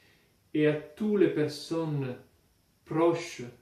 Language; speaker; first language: French; non-native, fluent; Italian